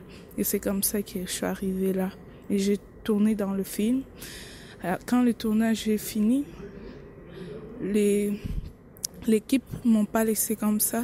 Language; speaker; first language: French; non-native, local second language; Lingala